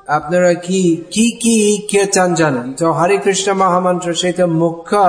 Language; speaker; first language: Bangla; non-native, fluent; English